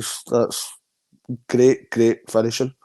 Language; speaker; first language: English; native; English